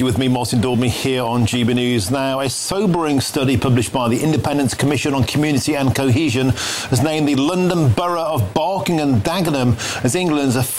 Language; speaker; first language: English; native; English